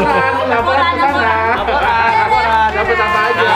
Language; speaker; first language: Indonesian; native; Indonesian